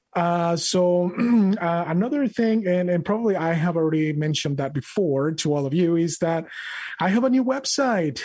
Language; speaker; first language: English; non-native, fluent; Spanish